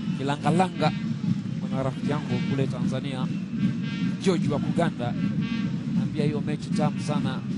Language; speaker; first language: Swahili; non-native, local second language; Kinyarwanda